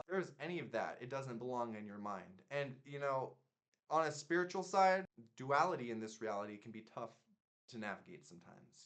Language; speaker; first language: English; native; English